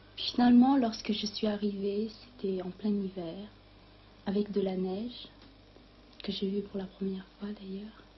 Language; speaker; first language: French; early bilingual, other home language; Vietnamese